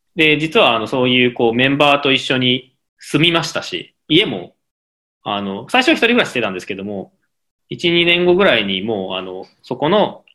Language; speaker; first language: Japanese; native; Japanese